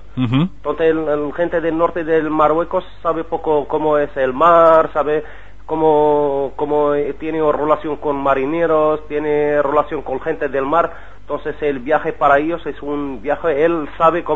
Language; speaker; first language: Spanish; non-native, learner; Arabic